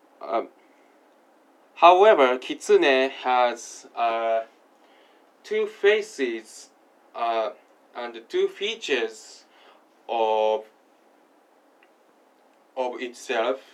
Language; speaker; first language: English; non-native, learner; Japanese